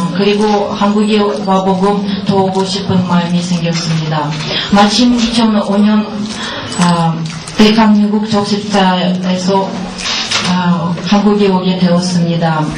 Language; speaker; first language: Korean; non-native, learner; Russian